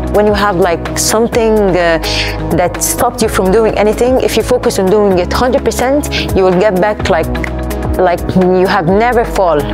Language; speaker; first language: English; non-native, fluent; Arabic